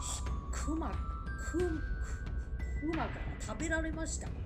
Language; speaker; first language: Japanese; non-native, learner; Chinese